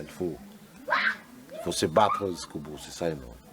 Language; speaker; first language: French; non-native, local second language; Malagasy